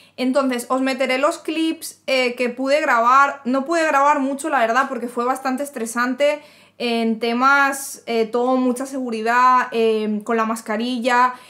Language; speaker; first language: Spanish; native; Spanish